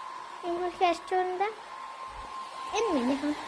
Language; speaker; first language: Mongolian; early bilingual, heritage; Mongolian